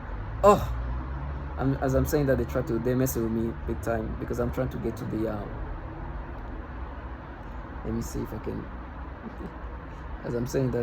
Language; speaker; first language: English; non-native, fluent; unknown